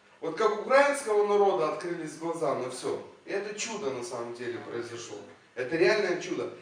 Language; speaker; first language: Russian; non-native, local second language; Ukrainian